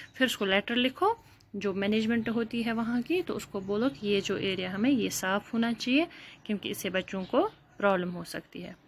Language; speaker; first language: Urdu; non-native, local second language; Kashmiri